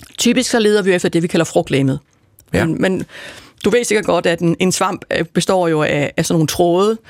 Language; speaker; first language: Danish; native; Danish